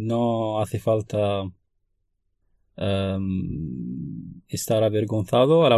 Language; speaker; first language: Spanish; non-native, fluent; Arabic